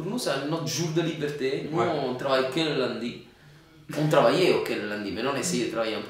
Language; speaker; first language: French; non-native, fluent; Italian